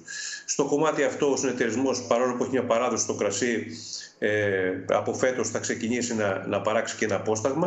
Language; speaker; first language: Greek; native; Greek